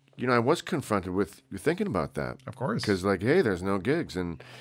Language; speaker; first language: English; native; English